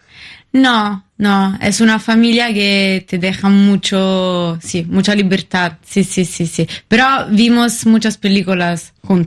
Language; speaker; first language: Spanish; non-native, fluent; Italian